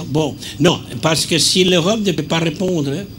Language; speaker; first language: French; non-native, fluent; Catalan